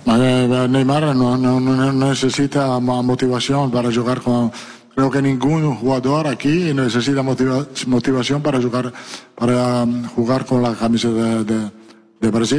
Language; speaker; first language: Spanish; non-native, fluent; Italian